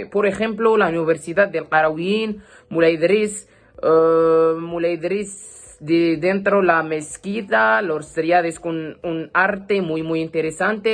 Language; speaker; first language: Spanish; non-native, learner; Arabic